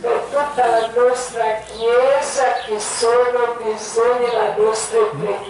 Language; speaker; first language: Italian; non-native, learner; Croatian